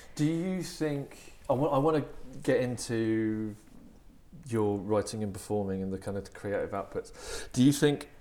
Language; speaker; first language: English; native; English